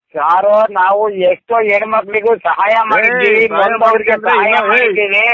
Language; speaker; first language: Kannada; native; Kannada